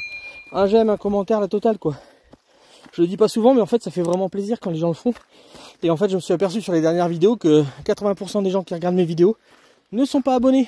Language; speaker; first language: French; native; French